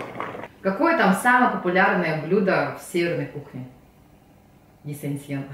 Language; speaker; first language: Russian; native; Russian